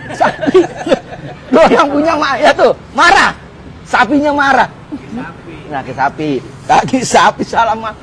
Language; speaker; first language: Indonesian; native; Indonesian